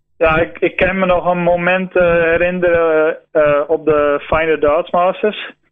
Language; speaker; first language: Dutch; non-native, local second language; Western Frisian